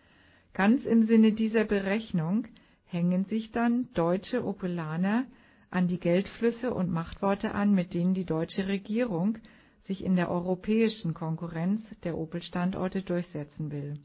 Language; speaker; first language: German; native; German